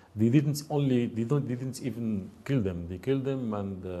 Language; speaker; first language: English; non-native, fluent; Arabic